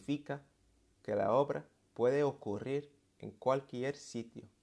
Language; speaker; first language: Spanish; non-native, fluent; English